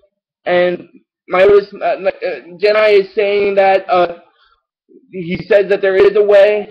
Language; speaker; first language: English; native; English